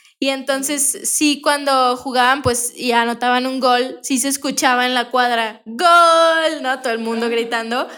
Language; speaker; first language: Spanish; native; Spanish